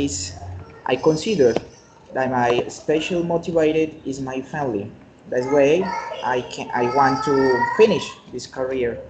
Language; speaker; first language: English; non-native, learner; Spanish